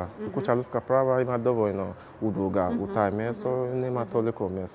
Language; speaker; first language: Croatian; non-native, learner; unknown